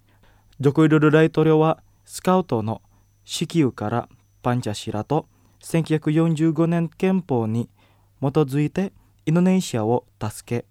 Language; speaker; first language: Japanese; non-native, fluent; Indonesian